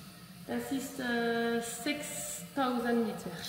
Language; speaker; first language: German; non-native, learner; French